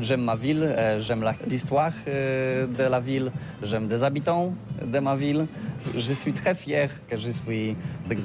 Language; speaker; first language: French; non-native, learner; Polish